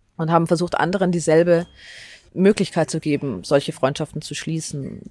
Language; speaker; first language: German; native; German